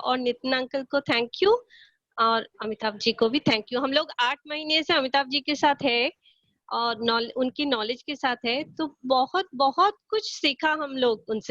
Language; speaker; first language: Hindi; non-native, local second language; Bangla